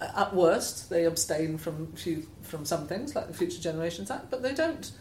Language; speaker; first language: English; native; English